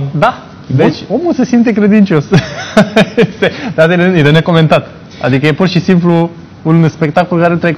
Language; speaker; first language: Romanian; native; Romanian